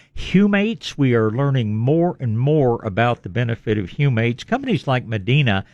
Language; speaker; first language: English; native; English